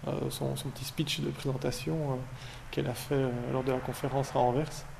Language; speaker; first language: French; native; French